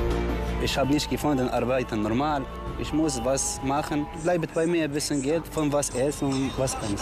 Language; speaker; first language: German; non-native, learner; Arabic